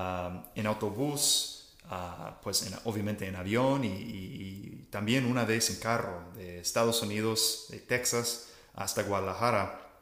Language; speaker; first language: Spanish; non-native, fluent; English